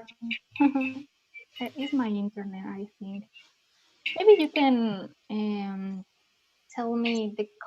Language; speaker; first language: English; non-native, learner; Spanish